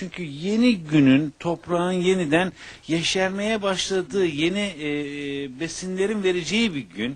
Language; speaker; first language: Turkish; native; Turkish